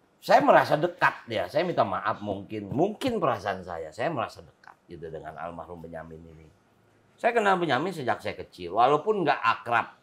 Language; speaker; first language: Indonesian; native; Indonesian